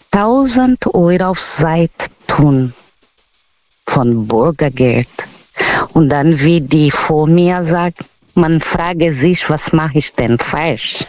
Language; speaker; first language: German; non-native, learner; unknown